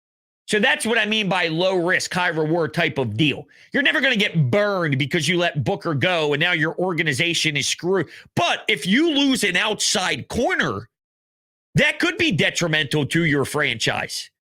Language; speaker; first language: English; native; English